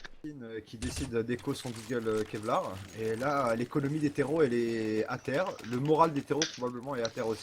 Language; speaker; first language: French; native; French